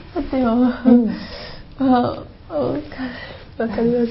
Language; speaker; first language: Japanese; non-native, learner; Chinese